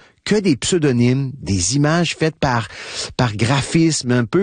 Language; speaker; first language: French; native; French